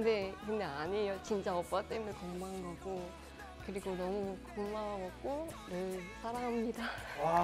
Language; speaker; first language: Korean; non-native, fluent; Cantonese